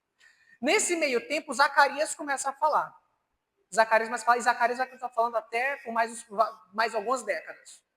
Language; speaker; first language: Portuguese; native; Portuguese